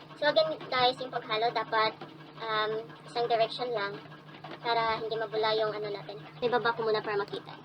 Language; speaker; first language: Filipino; non-native, local second language; Cebuano